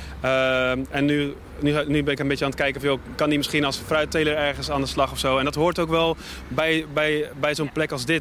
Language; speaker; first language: Dutch; native; Dutch